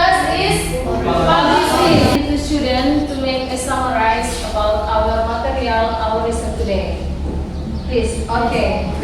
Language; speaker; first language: English; non-native, local second language; Indonesian